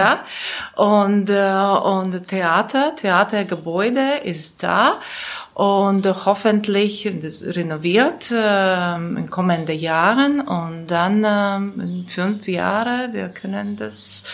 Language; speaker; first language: German; non-native, learner; Latvian